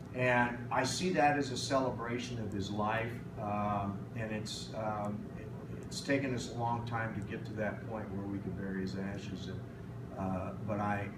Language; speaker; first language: English; native; English